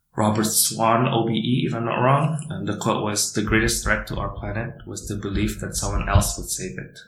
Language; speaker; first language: English; non-native, fluent; Indonesian